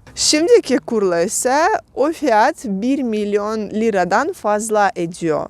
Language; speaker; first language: Turkish; non-native, fluent; Russian